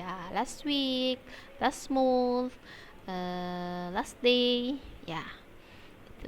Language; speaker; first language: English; non-native, learner; Indonesian